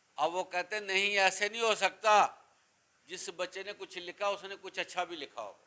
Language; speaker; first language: Urdu; non-native, local second language; Punjabi